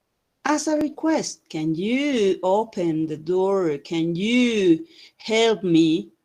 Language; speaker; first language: English; non-native, fluent; Spanish